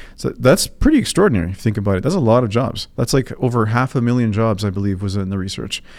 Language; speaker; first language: English; native; English